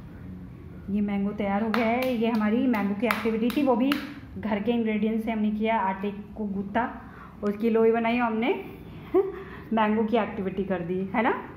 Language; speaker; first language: Hindi; native; Hindi